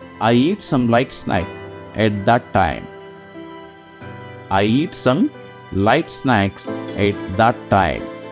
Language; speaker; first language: English; non-native, local second language; Telugu